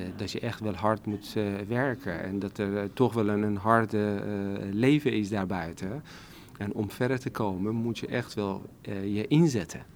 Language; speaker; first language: Dutch; non-native, fluent; Persian